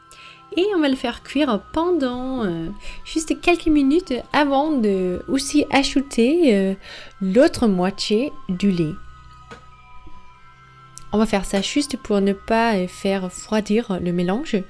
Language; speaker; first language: French; non-native, fluent; Danish